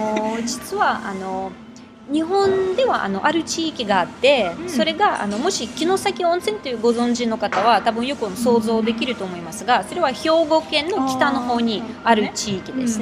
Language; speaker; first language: Japanese; non-native, fluent; Russian